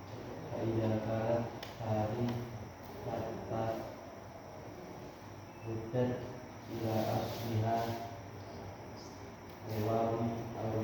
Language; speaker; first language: Arabic; non-native, learner; Indonesian